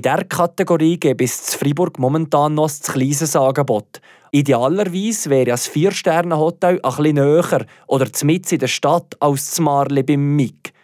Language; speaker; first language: German; native; German